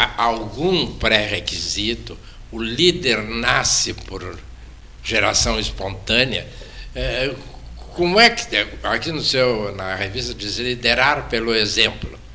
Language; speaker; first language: Portuguese; native; Portuguese